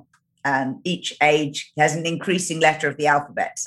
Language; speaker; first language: English; native; English